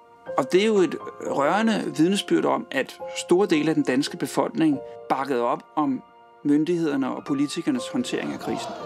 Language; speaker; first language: Danish; native; Danish